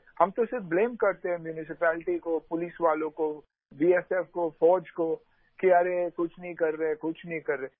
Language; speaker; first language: Hindi; non-native, local second language; Tulu